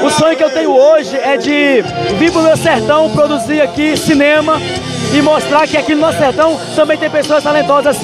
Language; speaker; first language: Portuguese; native; Portuguese